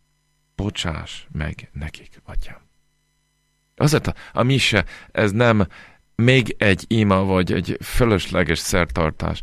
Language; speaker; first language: Hungarian; non-native, fluent; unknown